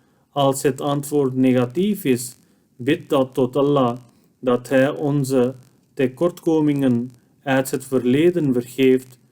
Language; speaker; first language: Dutch; non-native, fluent; Urdu